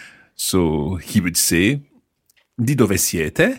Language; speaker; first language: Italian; non-native, fluent; English